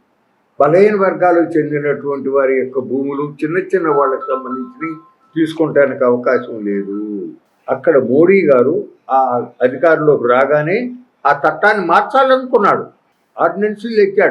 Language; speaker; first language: Telugu; native; Telugu